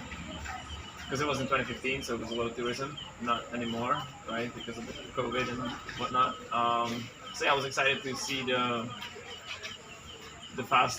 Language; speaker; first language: English; non-native, fluent; Czech